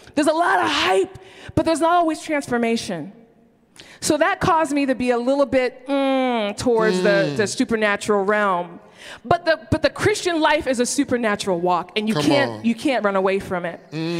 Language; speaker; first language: English; early bilingual, other home language; Yoruba